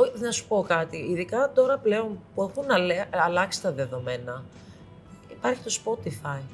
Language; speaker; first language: Greek; early bilingual, heritage; Greek